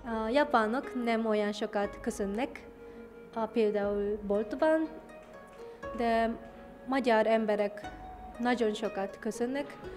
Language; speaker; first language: Hungarian; non-native, learner; Japanese